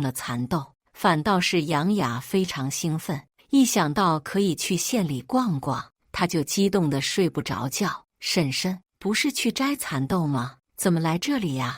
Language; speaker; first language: Chinese; native; Chinese